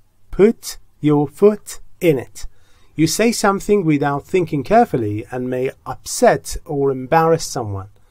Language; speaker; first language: English; non-native, fluent; Persian